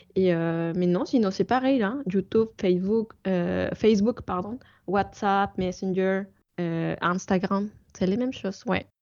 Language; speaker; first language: French; non-native, fluent; Spanish